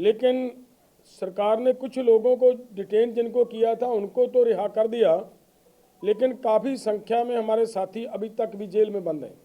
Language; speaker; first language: Hindi; non-native, local second language; Punjabi